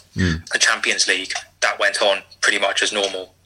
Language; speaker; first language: English; native; English